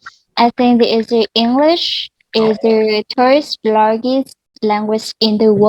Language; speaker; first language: English; non-native, learner; Vietnamese